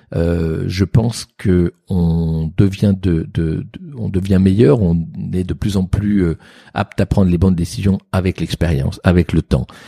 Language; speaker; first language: French; native; French